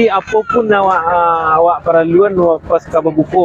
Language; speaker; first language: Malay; non-native, local second language; Minangkabau